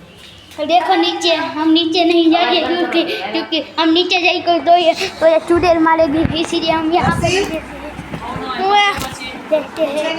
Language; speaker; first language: Hindi; non-native, local second language; Gujarati